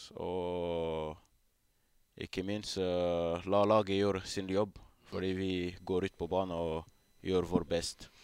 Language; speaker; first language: Norwegian; non-native, fluent; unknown